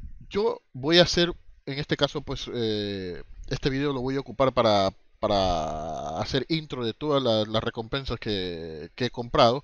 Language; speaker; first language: Spanish; native; Spanish